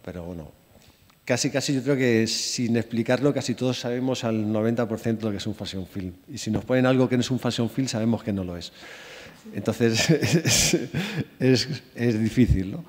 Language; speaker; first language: Spanish; native; Spanish